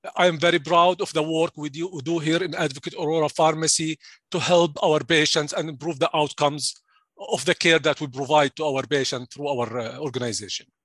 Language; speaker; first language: English; non-native, fluent; Arabic